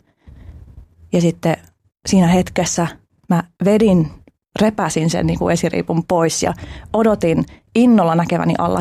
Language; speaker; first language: Finnish; early bilingual, other home language; Albanian